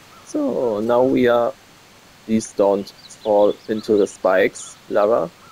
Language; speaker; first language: English; non-native, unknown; German